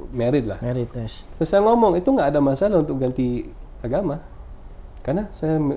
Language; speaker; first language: Indonesian; non-native, fluent; Filipino